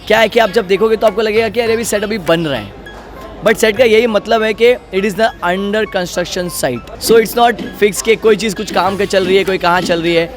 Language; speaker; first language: Hindi; native; Hindi